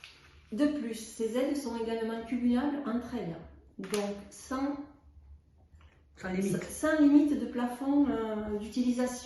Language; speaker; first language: French; native; French